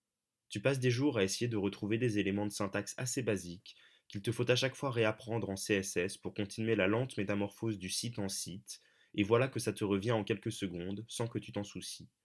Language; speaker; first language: French; native; French